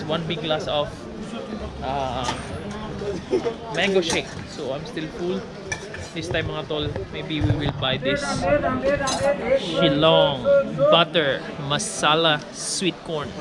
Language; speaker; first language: English; non-native, local second language; Filipino